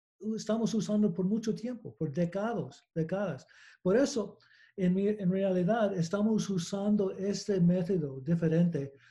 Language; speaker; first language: Spanish; non-native, learner; English